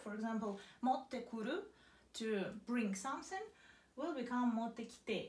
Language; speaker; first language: English; non-native, fluent; Russian